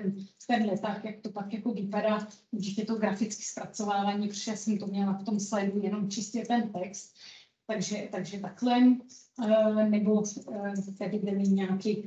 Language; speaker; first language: Czech; non-native, fluent; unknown